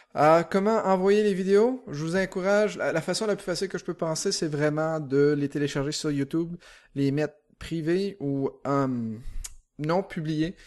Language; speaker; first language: French; native; French